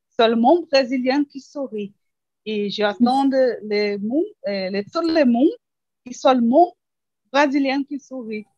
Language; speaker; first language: French; non-native, learner; Portuguese